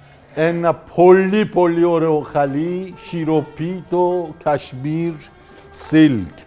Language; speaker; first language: Greek; non-native, learner; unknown